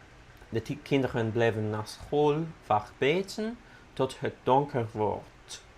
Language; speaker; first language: Dutch; non-native, learner; Italian